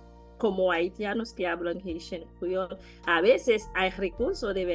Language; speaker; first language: Spanish; non-native, learner; Haitian Creole